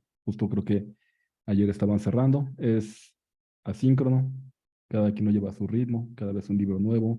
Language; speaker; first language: Spanish; native; Spanish